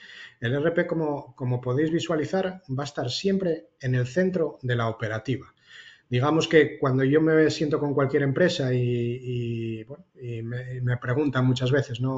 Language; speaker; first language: Spanish; native; Spanish